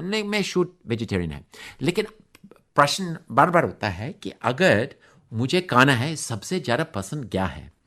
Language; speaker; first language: Hindi; non-native, fluent; English